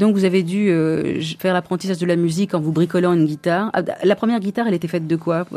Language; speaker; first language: French; native; French